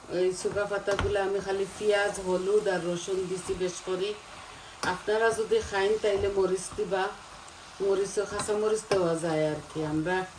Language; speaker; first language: Bangla; native; Bangla